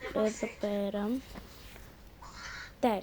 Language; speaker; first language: Greek; native; Greek